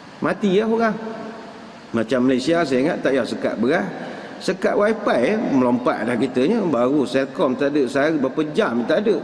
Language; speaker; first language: Malay; native; Malay